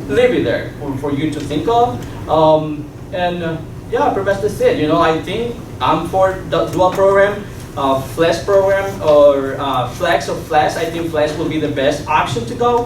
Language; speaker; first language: English; non-native, fluent; Spanish